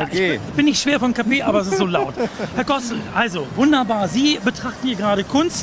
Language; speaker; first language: German; native; German